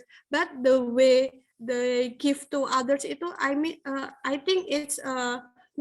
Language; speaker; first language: English; non-native, learner; Indonesian